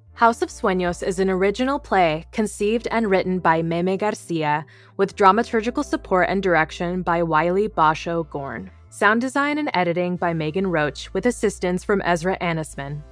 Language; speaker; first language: English; native; English